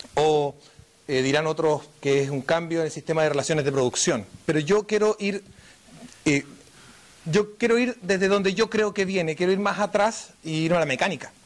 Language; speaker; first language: Spanish; native; Spanish